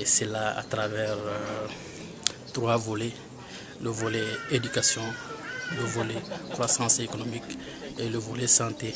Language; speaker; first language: French; non-native, local second language; Bambara